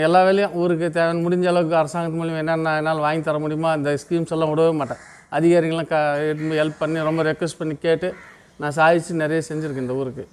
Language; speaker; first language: Tamil; non-native, local second language; Marathi